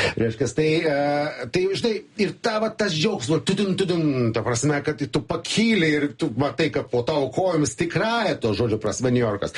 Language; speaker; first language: Lithuanian; native; Lithuanian